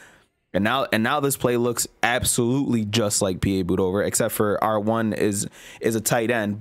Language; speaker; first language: English; native; English